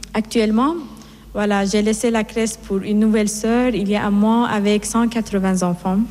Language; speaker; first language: French; non-native, fluent; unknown